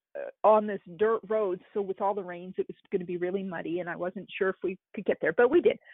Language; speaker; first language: English; native; English